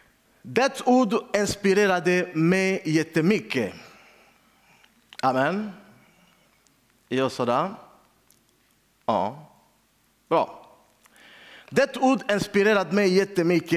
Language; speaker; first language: Swedish; non-native, learner; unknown